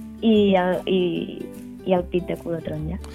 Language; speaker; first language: Catalan; native; Catalan